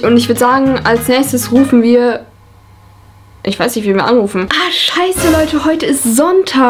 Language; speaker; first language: German; native; German